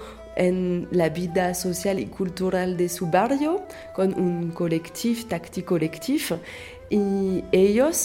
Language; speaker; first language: Spanish; non-native, fluent; French